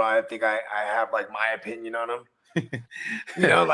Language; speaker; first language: English; native; English